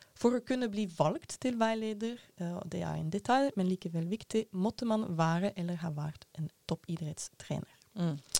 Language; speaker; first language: Norwegian; non-native, fluent; Dutch